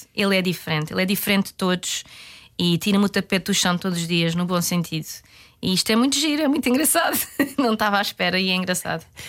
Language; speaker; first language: Portuguese; native; Portuguese